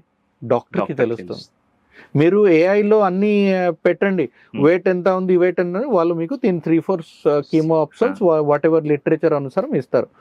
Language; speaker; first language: Telugu; non-native, learner; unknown